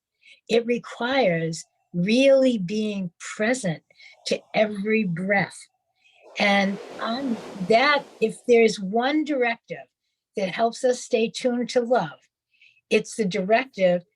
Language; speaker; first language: English; native; English